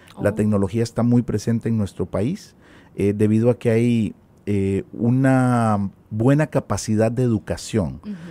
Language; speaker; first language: Spanish; native; Spanish